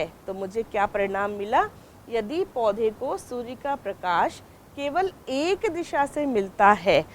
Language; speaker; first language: Hindi; native; Hindi